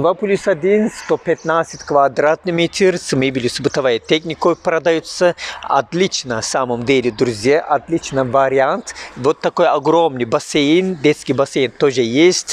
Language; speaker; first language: Russian; non-native, learner; Turkish